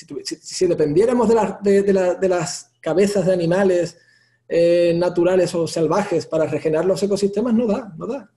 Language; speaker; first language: Spanish; native; Spanish